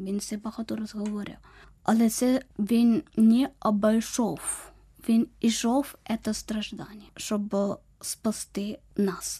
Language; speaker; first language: Ukrainian; non-native, learner; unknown